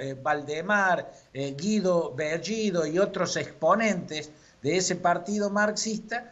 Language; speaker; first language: Spanish; native; Spanish